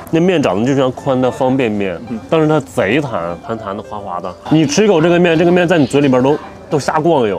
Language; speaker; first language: Chinese; native; Chinese